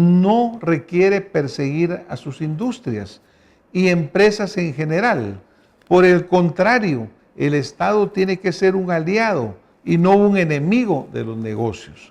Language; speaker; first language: Spanish; native; Spanish